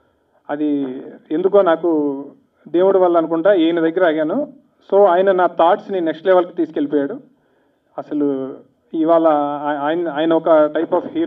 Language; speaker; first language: Telugu; native; Telugu